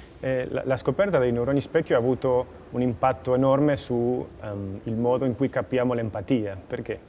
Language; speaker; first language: Italian; non-native, fluent; Spanish